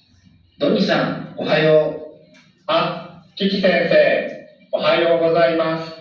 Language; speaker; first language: Japanese; non-native, learner; Indonesian